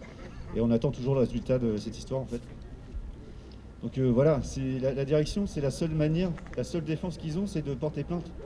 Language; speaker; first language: French; native; French